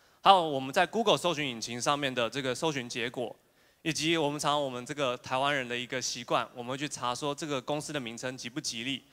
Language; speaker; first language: Chinese; native; Chinese